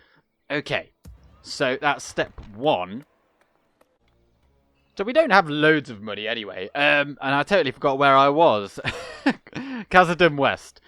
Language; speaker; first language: English; native; English